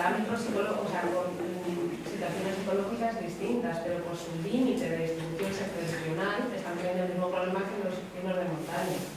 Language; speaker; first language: Spanish; native; Spanish